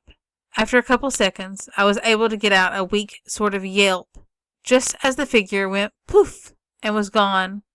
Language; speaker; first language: English; native; English